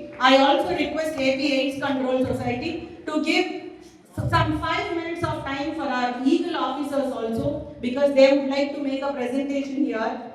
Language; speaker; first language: English; non-native, local second language; Telugu